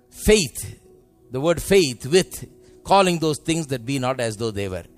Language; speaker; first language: English; non-native, local second language; Tamil